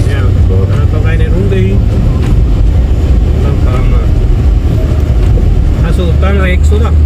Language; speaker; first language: German; non-native, learner; Punjabi